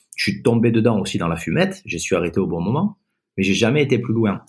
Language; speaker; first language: French; native; French